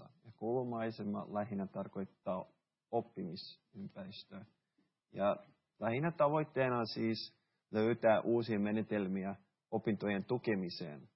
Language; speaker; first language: Finnish; early bilingual, heritage; Finnish